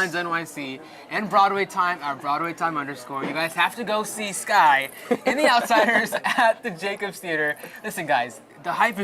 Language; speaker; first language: English; native; English